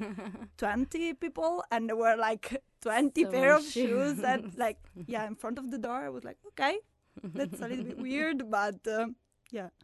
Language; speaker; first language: English; non-native, fluent; Italian